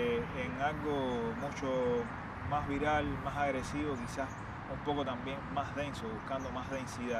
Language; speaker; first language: Spanish; native; Spanish